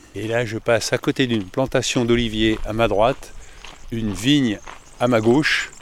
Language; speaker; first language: French; native; French